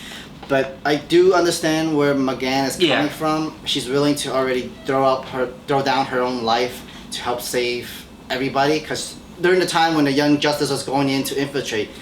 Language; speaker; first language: English; native; English